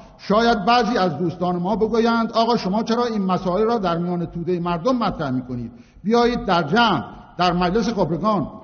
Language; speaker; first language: Persian; non-native, local second language; Azerbaijani